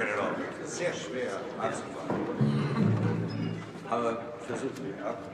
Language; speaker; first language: German; non-native, learner; English